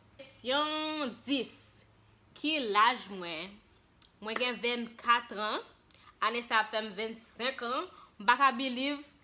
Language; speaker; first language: Haitian Creole; early bilingual, heritage; Haitian Creole